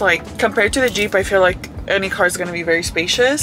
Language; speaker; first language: English; early bilingual, other home language; Spanish